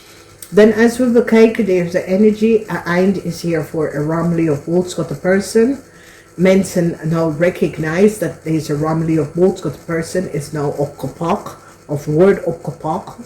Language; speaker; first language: Dutch; non-native, learner; English